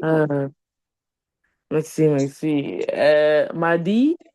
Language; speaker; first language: French; non-native, learner; English